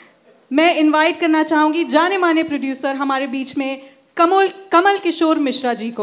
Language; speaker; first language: Hindi; native; Hindi